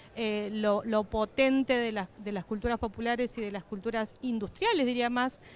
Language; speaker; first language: Spanish; native; Spanish